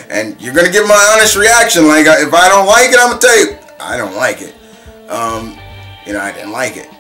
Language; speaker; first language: English; native; English